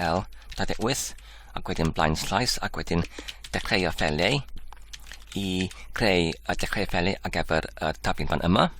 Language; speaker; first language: Welsh; non-native, learner; English